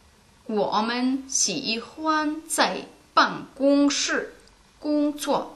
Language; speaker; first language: Chinese; non-native, learner; German